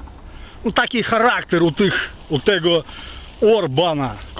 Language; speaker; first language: Polish; non-native, fluent; Ukrainian